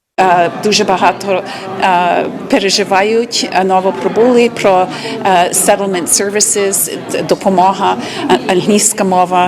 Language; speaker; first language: Ukrainian; early bilingual, heritage; Ukrainian